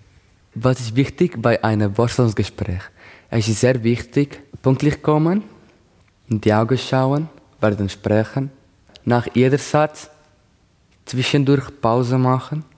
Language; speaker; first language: German; non-native, learner; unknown